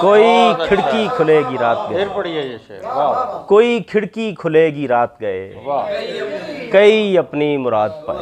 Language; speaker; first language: Urdu; native; Urdu